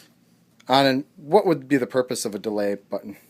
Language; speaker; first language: English; native; English